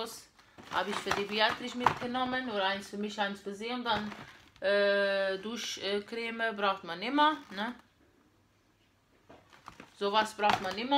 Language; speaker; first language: German; non-native, fluent; Portuguese